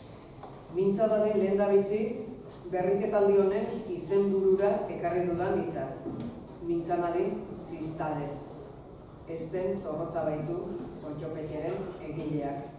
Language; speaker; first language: Basque; native; Basque